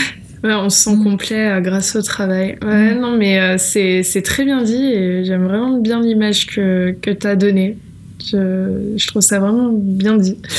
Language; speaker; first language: French; native; French